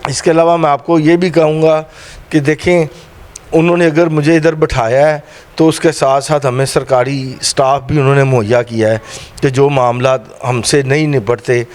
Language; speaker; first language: Urdu; non-native, local second language; Punjabi